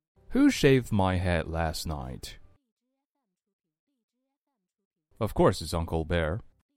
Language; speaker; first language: English; non-native, fluent; Chinese